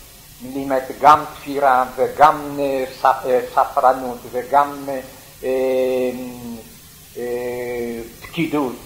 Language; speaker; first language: Hebrew; non-native, fluent; Yiddish